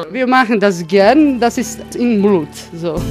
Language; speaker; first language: German; non-native, learner; Croatian